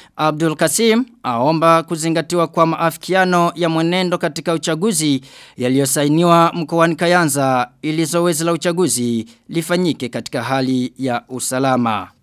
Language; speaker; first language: Swahili; non-native, local second language; Rundi